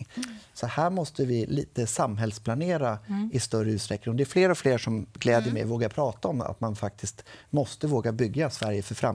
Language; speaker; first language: Swedish; native; Swedish